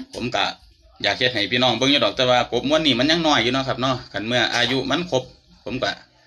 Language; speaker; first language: Thai; native; Thai